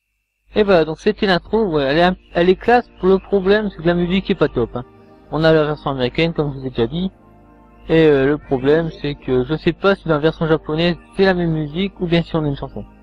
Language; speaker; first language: French; native; French